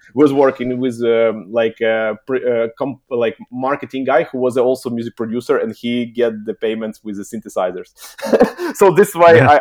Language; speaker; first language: English; non-native, learner; Ukrainian